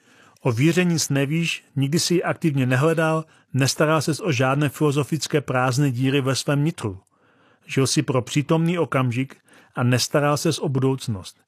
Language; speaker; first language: Czech; native; Czech